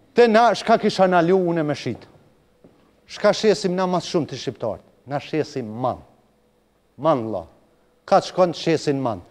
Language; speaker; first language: Albanian; native; Albanian